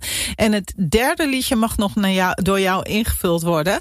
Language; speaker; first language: Dutch; native; Dutch